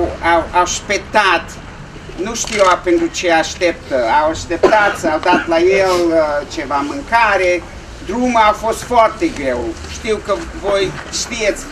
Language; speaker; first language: Romanian; non-native, local second language; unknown